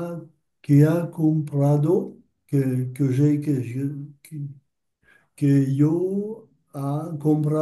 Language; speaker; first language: Spanish; non-native, learner; French